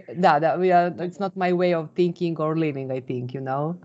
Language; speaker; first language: English; non-native, fluent; Serbian